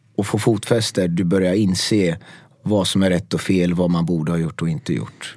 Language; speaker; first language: Swedish; early bilingual, other home language; Persian